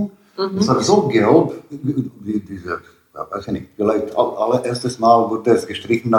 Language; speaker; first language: German; non-native, learner; Bosnian